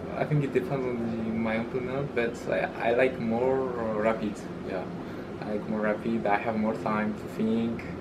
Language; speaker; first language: English; early bilingual, other home language; Malagasy